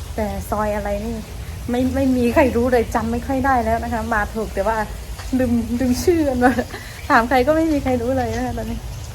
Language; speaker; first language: Thai; non-native, local second language; Shan